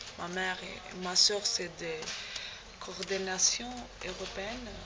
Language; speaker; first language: French; non-native, learner; Portuguese